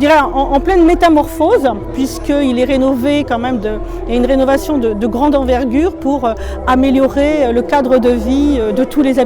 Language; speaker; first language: French; native; French